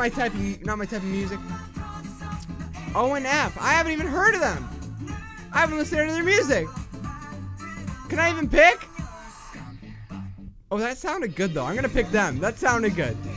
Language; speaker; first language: English; native; English